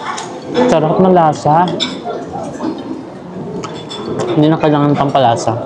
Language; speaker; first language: Filipino; native; Filipino